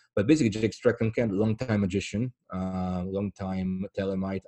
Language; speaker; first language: English; non-native, fluent; Italian